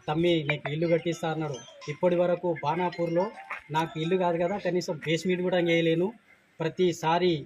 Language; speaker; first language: Telugu; native; Telugu